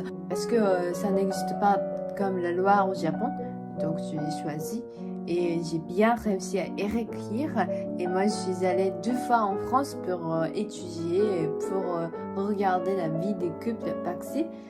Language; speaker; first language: French; non-native, fluent; Japanese